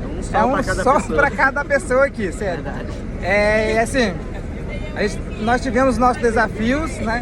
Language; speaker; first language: Portuguese; native; Portuguese